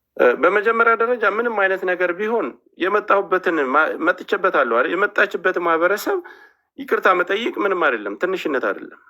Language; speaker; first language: Amharic; native; Amharic